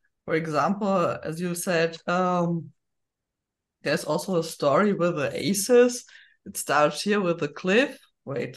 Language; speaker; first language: English; non-native, fluent; German